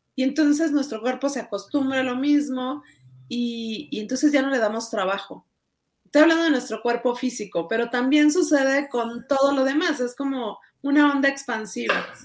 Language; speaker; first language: Spanish; native; Spanish